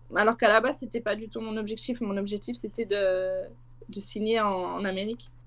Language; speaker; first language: French; native; French